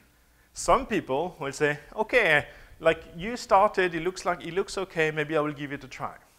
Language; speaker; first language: English; non-native, fluent; French